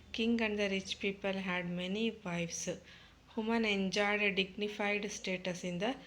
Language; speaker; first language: English; non-native, local second language; Kannada